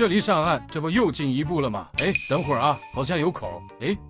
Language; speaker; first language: Chinese; native; Chinese